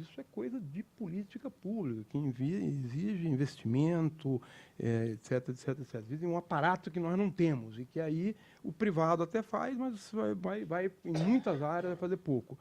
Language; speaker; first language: Portuguese; native; Portuguese